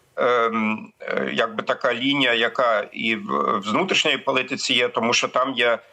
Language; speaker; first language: Ukrainian; non-native, fluent; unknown